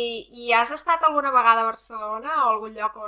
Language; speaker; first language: Catalan; native; Catalan